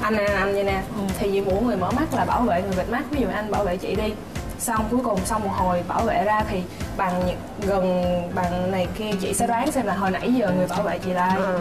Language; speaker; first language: Vietnamese; native; Vietnamese